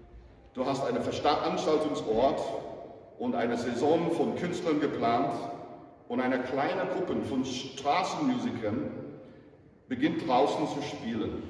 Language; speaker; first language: German; non-native, fluent; English